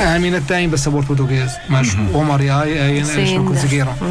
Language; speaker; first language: Portuguese; non-native, learner; Arabic